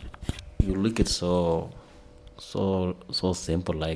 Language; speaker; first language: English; non-native, learner; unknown